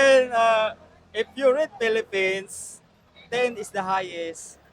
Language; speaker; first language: English; non-native, local second language; Cebuano